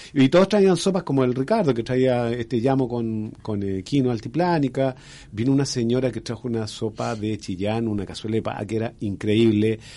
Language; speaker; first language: Spanish; native; Spanish